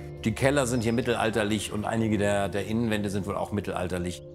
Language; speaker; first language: German; native; German